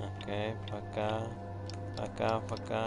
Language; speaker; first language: Spanish; early bilingual, other home language; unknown